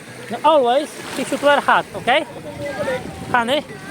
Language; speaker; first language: English; non-native, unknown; Polish